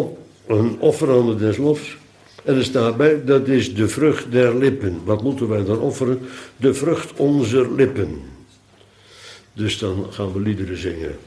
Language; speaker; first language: Dutch; native; Dutch